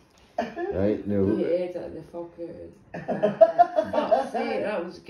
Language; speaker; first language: English; native; English